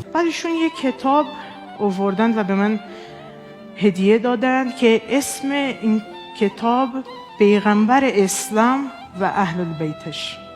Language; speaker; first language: Persian; non-native, fluent; Portuguese